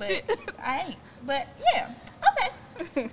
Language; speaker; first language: English; native; English